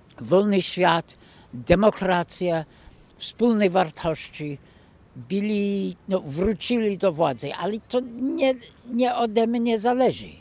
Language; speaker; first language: Polish; non-native, fluent; English